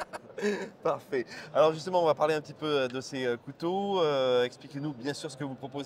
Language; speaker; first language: French; native; French